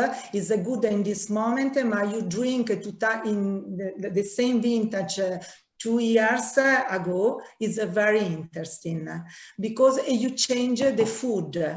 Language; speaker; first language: English; non-native, learner; Italian